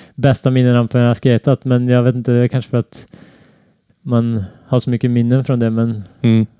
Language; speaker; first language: Swedish; native; Swedish